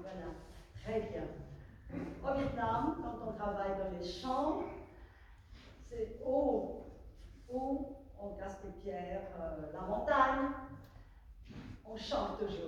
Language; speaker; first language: French; non-native, fluent; Vietnamese